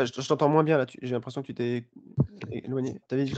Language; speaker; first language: French; native; French